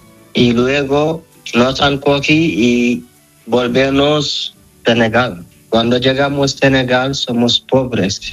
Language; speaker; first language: Spanish; non-native, learner; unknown